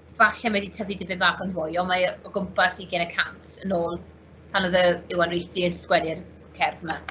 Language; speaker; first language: Welsh; native; Welsh